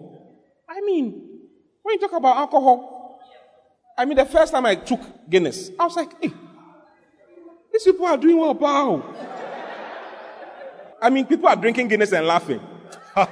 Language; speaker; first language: English; non-native, local second language; Akan